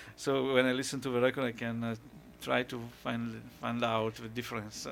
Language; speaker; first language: English; non-native, fluent; Italian